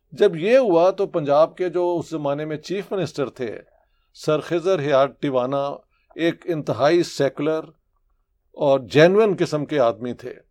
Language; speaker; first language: Hindi; native; Hindi